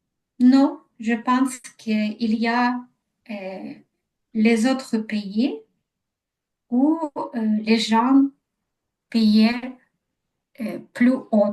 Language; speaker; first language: French; non-native, learner; Ukrainian